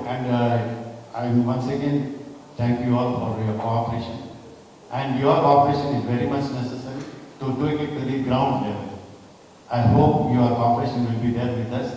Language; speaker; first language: English; non-native, local second language; Kannada